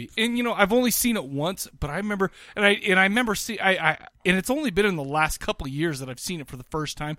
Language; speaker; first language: English; native; English